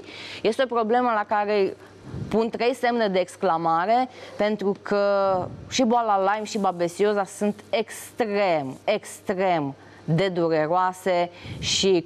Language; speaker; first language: Romanian; native; Romanian